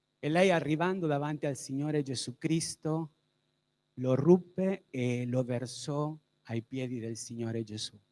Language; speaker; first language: Italian; non-native, fluent; Spanish